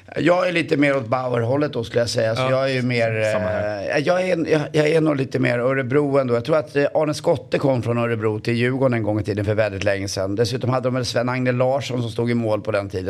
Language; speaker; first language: Swedish; native; Swedish